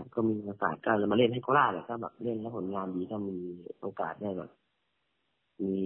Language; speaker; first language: Thai; native; Thai